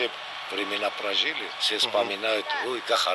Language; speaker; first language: Russian; native; Russian